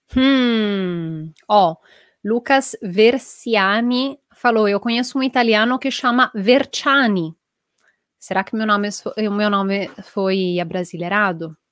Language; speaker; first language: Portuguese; non-native, fluent; Italian